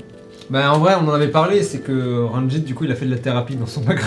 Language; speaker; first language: French; native; French